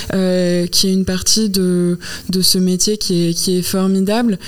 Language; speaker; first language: French; native; French